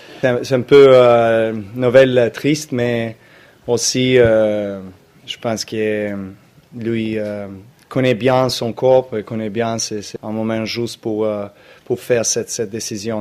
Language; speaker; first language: French; non-native, learner; Serbian